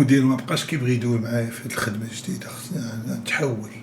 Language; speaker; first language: Arabic; native; Arabic